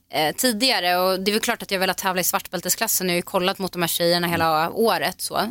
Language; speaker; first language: Swedish; native; Swedish